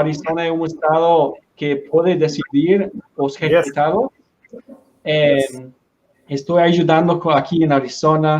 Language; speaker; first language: Portuguese; non-native, learner; Spanish